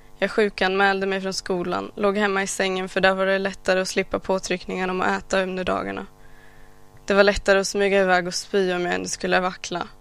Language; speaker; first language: Swedish; early bilingual, other home language; Arabic